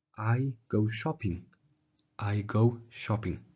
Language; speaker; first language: English; non-native, fluent; Mongolian